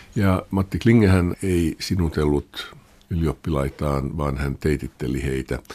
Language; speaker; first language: Finnish; non-native, local second language; Swedish